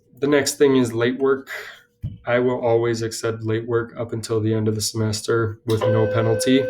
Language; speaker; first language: English; native; English